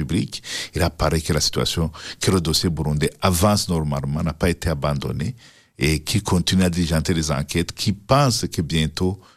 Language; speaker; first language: French; non-native, local second language; Rundi